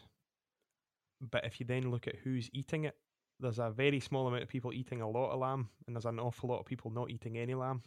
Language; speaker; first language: English; native; English